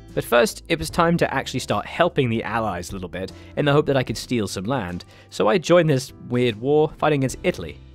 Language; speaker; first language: English; native; English